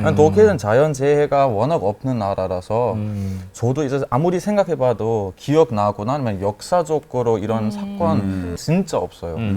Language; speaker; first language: Korean; non-native, fluent; German